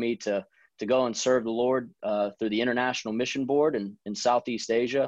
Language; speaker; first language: English; native; English